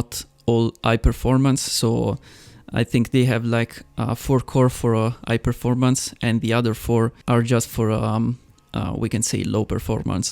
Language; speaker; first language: English; non-native, fluent; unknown